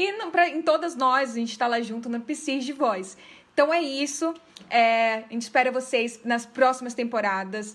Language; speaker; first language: Portuguese; native; Portuguese